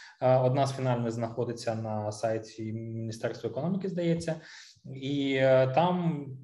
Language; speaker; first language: Ukrainian; non-native, local second language; Russian